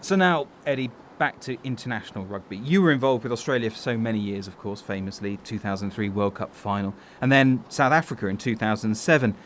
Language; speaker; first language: English; native; English